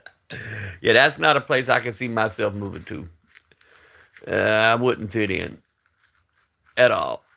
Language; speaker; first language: English; native; English